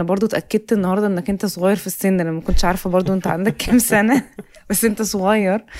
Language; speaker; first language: Arabic; native; Arabic